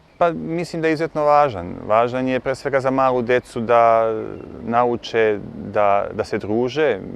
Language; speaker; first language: Bosnian; native; Bosnian